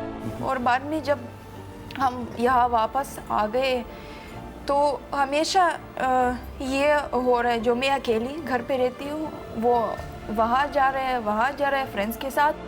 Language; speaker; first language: Hindi; non-native, fluent; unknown